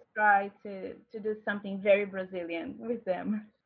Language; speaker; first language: English; non-native, fluent; Portuguese